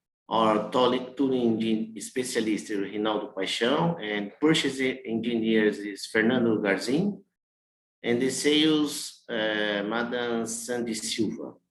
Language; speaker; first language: English; non-native, learner; Portuguese